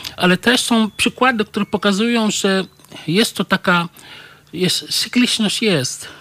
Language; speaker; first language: Polish; non-native, fluent; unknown